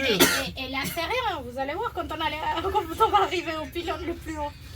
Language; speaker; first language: French; native; French